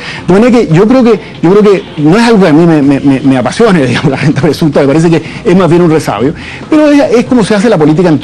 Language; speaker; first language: Spanish; native; Spanish